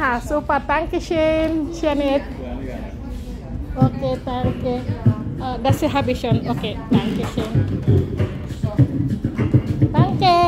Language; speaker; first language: German; non-native, learner; Filipino